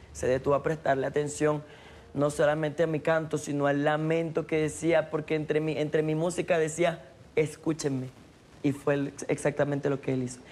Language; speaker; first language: Spanish; native; Spanish